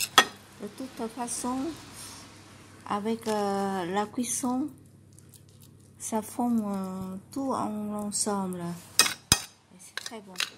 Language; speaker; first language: French; non-native, learner; Vietnamese